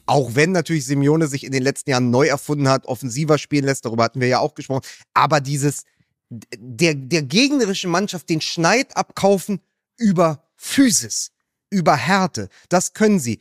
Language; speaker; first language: German; native; German